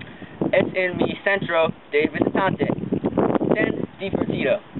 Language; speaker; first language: Spanish; non-native, learner; English